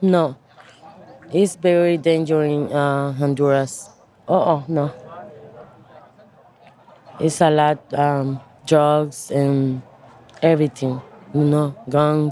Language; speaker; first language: English; non-native, learner; Spanish